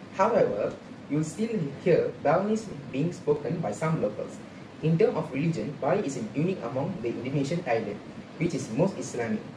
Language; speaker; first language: English; non-native, local second language; Tamil